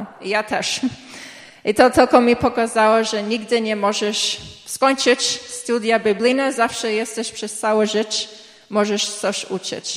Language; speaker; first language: Polish; early bilingual, heritage; English